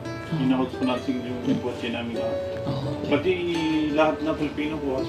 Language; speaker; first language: Filipino; non-native, learner; Punjabi